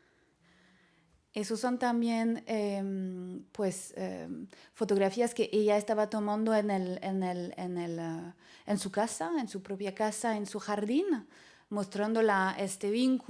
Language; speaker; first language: Spanish; non-native, fluent; French